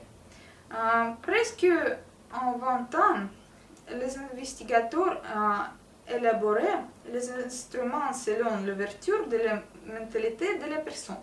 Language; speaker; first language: French; non-native, learner; Russian